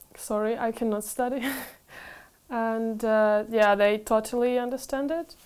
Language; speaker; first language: English; non-native, fluent; Ukrainian